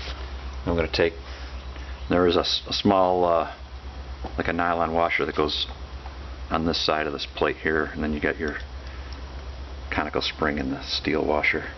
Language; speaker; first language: English; native; English